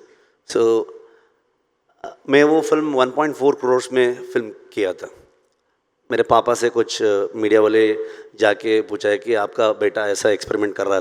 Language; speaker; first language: Hindi; non-native, local second language; Kannada